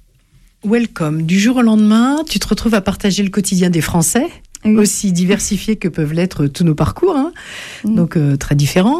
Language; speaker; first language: French; native; French